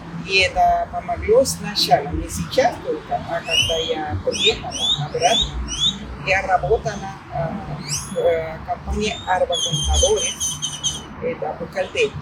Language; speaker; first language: Russian; non-native, fluent; Spanish